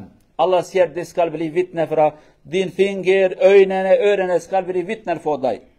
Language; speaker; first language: Norwegian; non-native, learner; Kurdish